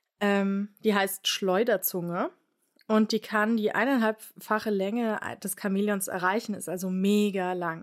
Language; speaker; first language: German; native; German